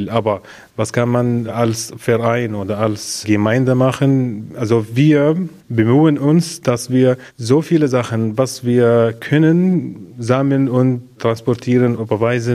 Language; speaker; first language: German; non-native, learner; Arabic